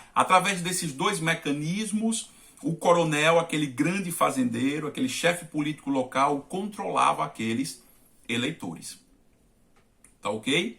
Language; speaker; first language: Portuguese; native; Portuguese